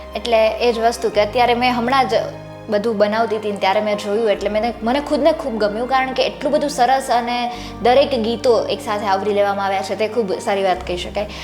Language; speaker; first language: Gujarati; native; Gujarati